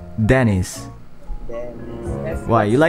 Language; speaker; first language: English; non-native, learner; Indonesian